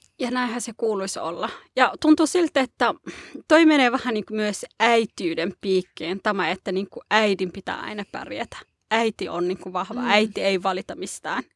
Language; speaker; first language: Finnish; early bilingual, other home language; Somali